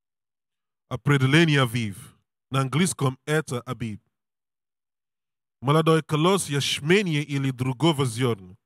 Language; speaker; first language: Russian; non-native, learner; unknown